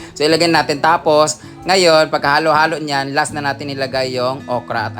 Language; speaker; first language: Filipino; non-native, local second language; Cebuano